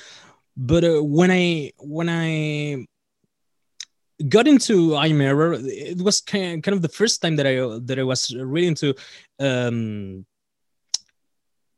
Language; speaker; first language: English; non-native, fluent; Spanish